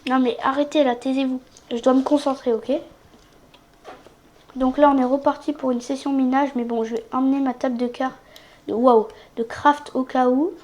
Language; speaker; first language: French; native; French